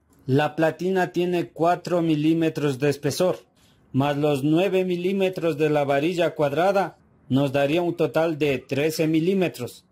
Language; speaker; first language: Spanish; native; Spanish